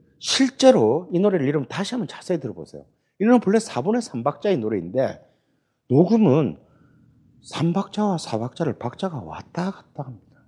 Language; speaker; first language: Korean; native; Korean